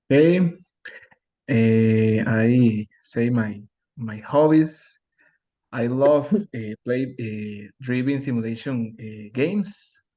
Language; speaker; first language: English; non-native, learner; Spanish